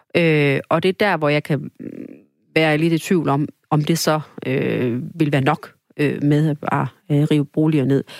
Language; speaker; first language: Danish; early bilingual, other home language; Tamil